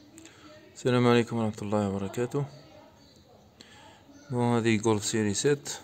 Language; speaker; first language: Arabic; native; Arabic